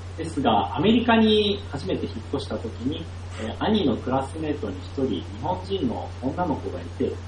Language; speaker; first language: Japanese; native; Japanese